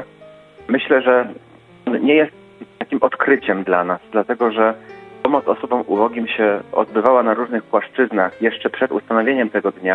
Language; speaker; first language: Polish; native; Polish